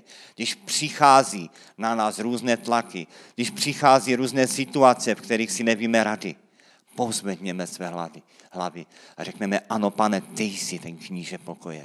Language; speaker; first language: Czech; native; Czech